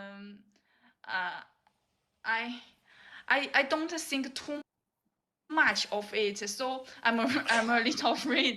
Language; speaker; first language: English; non-native, learner; Chinese